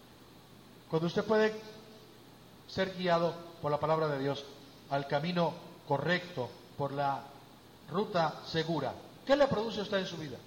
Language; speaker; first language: Spanish; native; Spanish